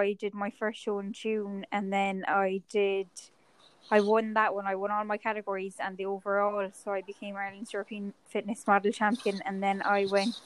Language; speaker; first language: English; native; English